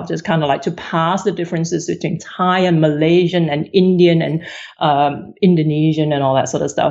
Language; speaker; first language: English; non-native, local second language; Cantonese